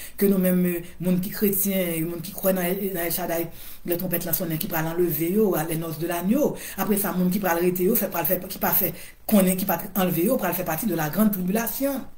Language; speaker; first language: French; non-native, local second language; Haitian Creole